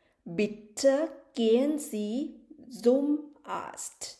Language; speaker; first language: German; non-native, fluent; Thai